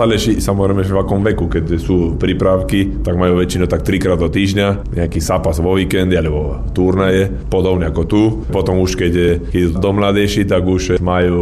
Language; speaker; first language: Slovak; non-native, fluent; Spanish